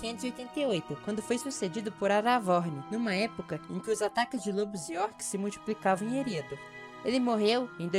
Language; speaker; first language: Portuguese; native; Portuguese